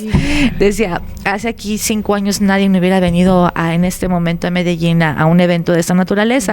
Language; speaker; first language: Spanish; native; Spanish